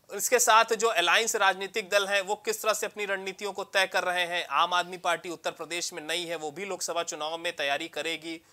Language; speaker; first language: Hindi; native; Hindi